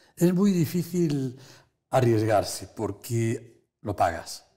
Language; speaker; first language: Spanish; native; Spanish